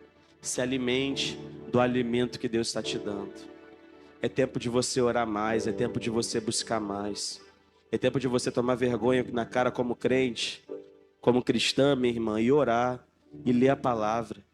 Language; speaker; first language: Portuguese; native; Portuguese